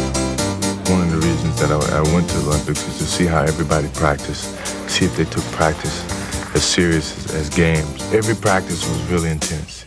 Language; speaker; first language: English; native; English